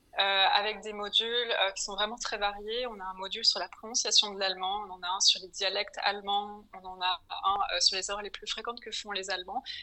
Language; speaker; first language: French; native; French